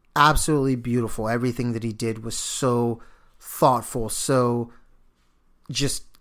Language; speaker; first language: English; early bilingual, other home language; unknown